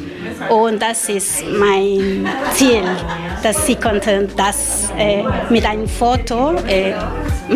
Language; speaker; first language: German; non-native, learner; Spanish